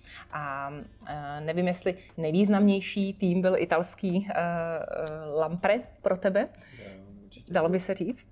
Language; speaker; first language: Czech; native; Czech